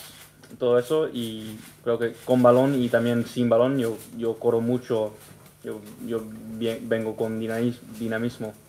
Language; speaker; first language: Spanish; early bilingual, heritage; English